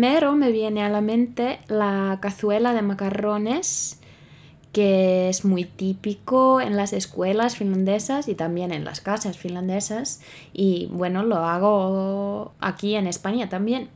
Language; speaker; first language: Spanish; non-native, fluent; Finnish